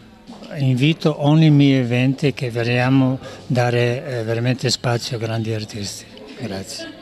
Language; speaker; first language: Italian; non-native, learner; Serbian